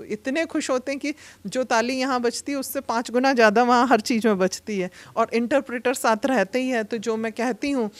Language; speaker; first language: Hindi; native; Hindi